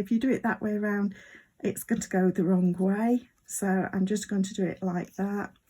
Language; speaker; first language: English; native; English